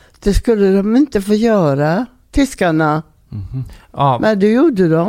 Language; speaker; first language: Swedish; non-native, fluent; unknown